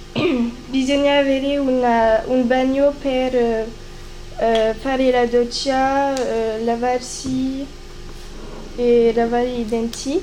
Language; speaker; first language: Italian; non-native, learner; French